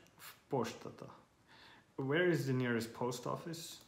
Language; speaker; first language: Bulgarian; non-native, learner; Finnish